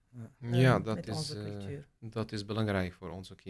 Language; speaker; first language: Dutch; non-native, learner; Arabic